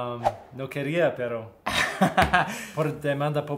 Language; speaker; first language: Spanish; early bilingual, heritage; Spanish